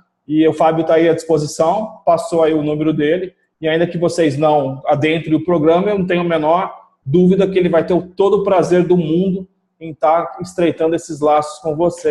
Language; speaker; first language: Portuguese; native; Portuguese